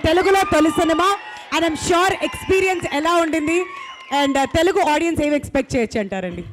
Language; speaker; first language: Telugu; native; Telugu